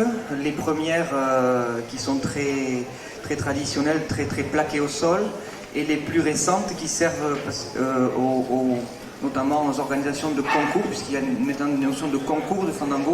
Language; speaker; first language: French; native; French